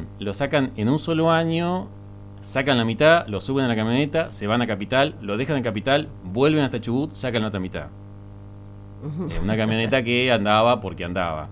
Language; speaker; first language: Spanish; native; Spanish